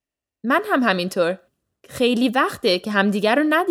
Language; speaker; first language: Persian; early bilingual, heritage; Persian